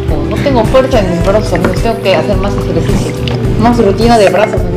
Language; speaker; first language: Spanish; non-native, fluent; Korean